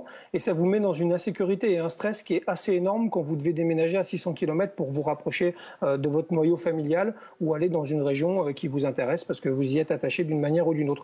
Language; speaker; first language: French; native; French